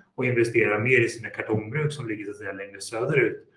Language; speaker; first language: Swedish; native; Swedish